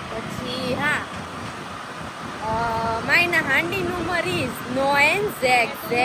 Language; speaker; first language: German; non-native, learner; Gujarati